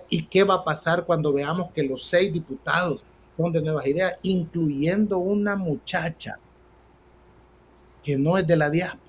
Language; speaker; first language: Spanish; native; Spanish